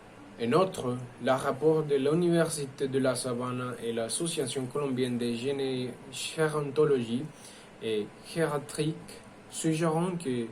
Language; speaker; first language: French; non-native, learner; Spanish